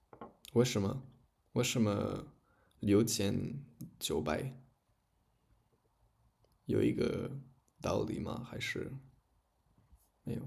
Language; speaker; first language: Chinese; non-native, learner; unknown